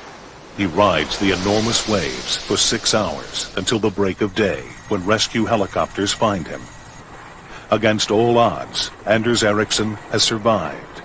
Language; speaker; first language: English; native; English